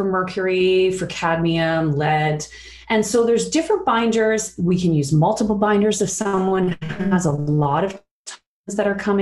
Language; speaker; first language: English; native; English